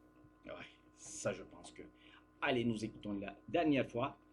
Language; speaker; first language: French; non-native, fluent; Turkish